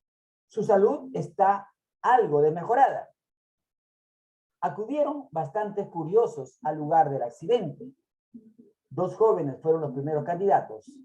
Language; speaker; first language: Spanish; native; Spanish